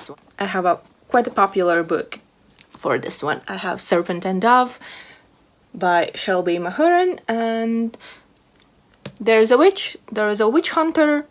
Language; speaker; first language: English; non-native, fluent; Latvian